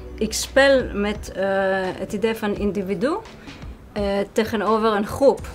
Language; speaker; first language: Dutch; non-native, fluent; Hebrew